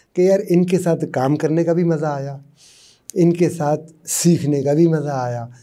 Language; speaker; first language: Urdu; non-native, local second language; Punjabi